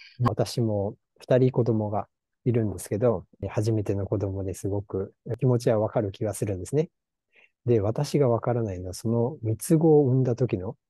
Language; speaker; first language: Japanese; native; Japanese